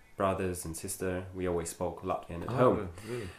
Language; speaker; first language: English; non-native, fluent; German